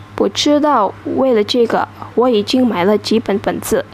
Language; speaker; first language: Chinese; non-native, fluent; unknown